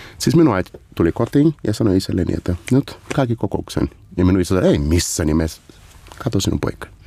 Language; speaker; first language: Finnish; non-native, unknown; Portuguese